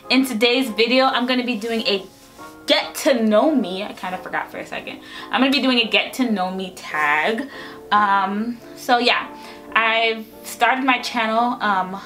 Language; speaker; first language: English; native; English